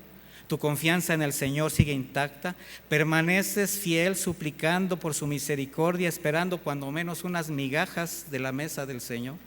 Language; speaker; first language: Spanish; native; Spanish